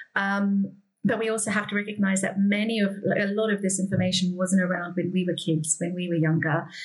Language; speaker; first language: English; native; English